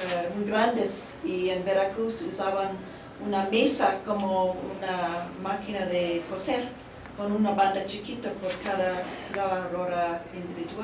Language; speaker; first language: Spanish; non-native, fluent; English